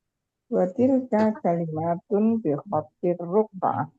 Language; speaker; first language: Arabic; non-native, learner; Indonesian